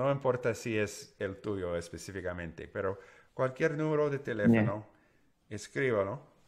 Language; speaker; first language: Spanish; non-native, learner; English